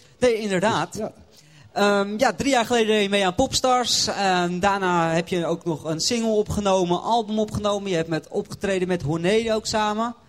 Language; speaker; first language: Dutch; native; Dutch